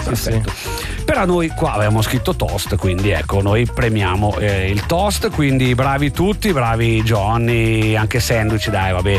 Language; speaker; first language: Italian; native; Italian